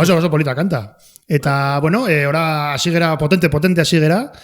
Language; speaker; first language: Basque; native; Basque